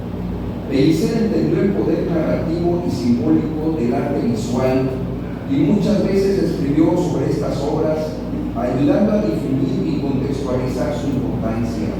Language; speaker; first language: Spanish; native; Spanish